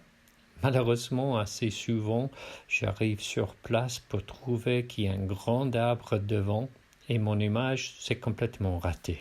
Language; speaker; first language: French; non-native, fluent; English